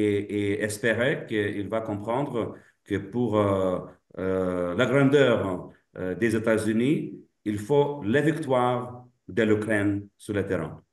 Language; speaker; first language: French; non-native, fluent; Lithuanian